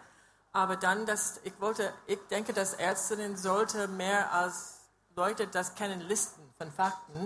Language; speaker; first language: German; non-native, fluent; English